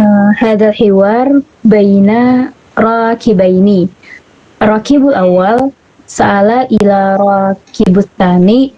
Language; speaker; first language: Arabic; non-native, learner; Indonesian